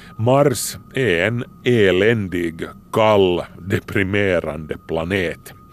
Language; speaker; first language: Swedish; native; Swedish